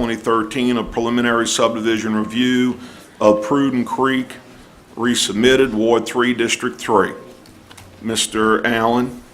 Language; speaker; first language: English; native; English